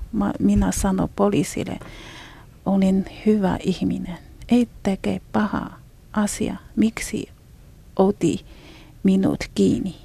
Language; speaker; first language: Finnish; non-native, learner; Chinese